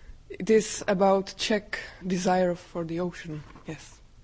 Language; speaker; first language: English; non-native, fluent; Czech